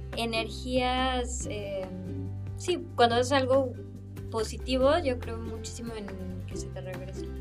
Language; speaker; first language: Spanish; native; Spanish